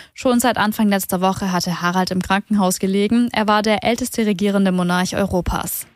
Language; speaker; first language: German; native; German